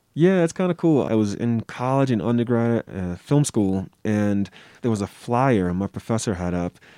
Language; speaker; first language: English; native; English